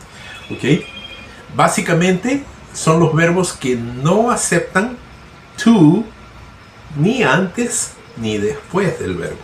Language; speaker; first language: Spanish; non-native, fluent; Portuguese